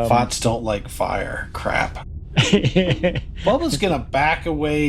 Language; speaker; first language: English; native; English